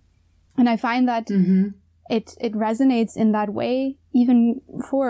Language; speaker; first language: English; native; English